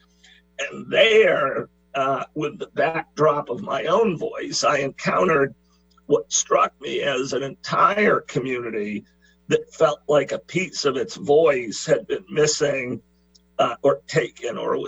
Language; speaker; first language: English; native; English